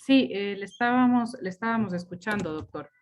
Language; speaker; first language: Spanish; native; Spanish